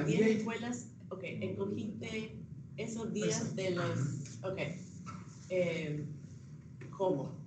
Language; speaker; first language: Spanish; non-native, fluent; English